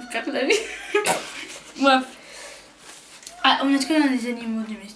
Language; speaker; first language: French; native; French